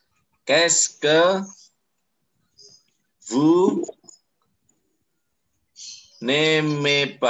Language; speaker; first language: French; non-native, fluent; Indonesian